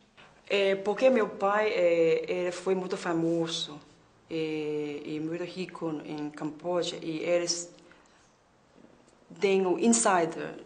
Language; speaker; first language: Portuguese; non-native, learner; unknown